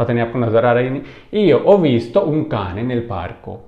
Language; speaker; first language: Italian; non-native, fluent; Urdu